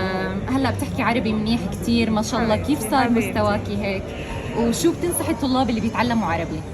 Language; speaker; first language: Arabic; native; Arabic